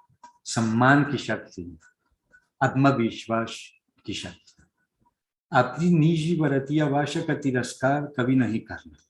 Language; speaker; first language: Hindi; non-native, fluent; Spanish